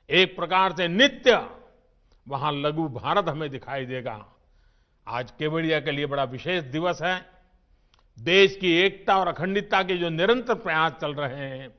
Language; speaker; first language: Hindi; non-native, local second language; Gujarati